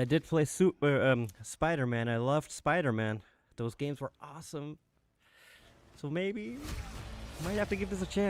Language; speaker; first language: English; native; English